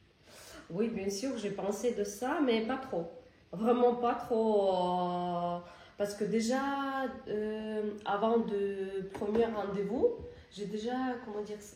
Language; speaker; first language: French; non-native, learner; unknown